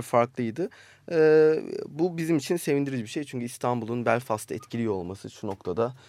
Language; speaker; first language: Turkish; native; Turkish